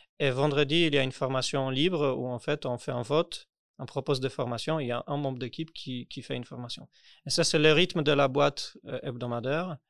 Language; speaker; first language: French; non-native, fluent; Polish